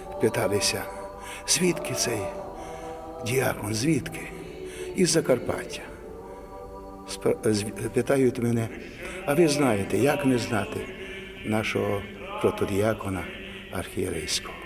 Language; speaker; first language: Ukrainian; native; Ukrainian